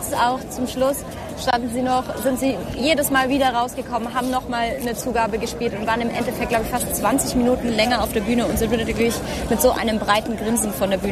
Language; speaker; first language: German; native; German